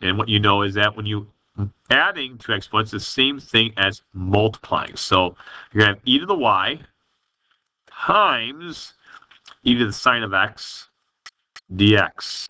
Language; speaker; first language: English; native; English